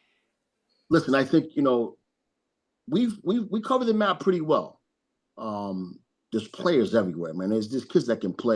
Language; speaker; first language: English; native; English